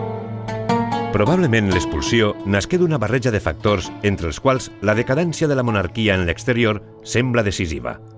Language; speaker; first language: Catalan; native; Catalan